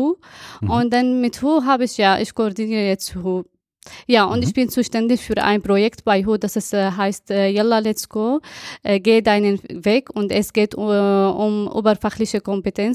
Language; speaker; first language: German; non-native, fluent; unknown